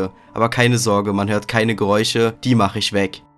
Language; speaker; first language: German; native; German